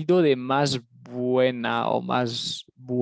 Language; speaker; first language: Spanish; non-native, fluent; French